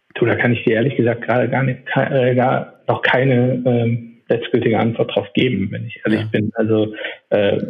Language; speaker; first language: German; native; German